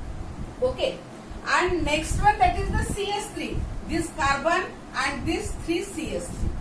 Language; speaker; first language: English; non-native, local second language; Marathi